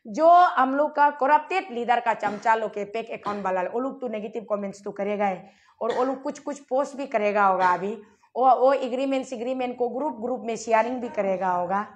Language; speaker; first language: Hindi; non-native, local second language; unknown